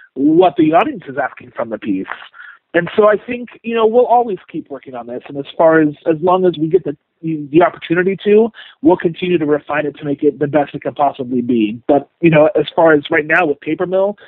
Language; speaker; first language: English; native; English